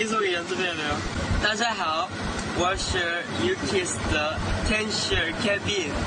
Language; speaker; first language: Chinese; non-native, learner; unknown